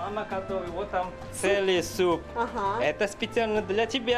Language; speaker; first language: Russian; non-native, fluent; Chinese